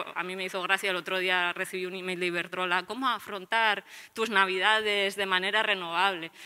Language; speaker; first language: Spanish; native; Spanish